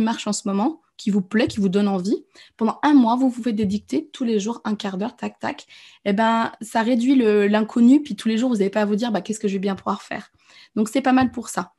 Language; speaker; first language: French; native; French